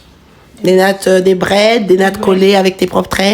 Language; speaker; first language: French; native; French